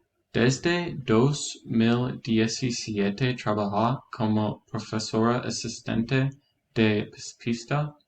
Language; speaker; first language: Spanish; non-native, learner; English